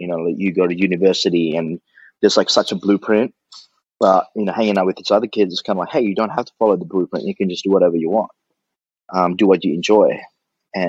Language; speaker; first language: English; early bilingual, other home language; Indonesian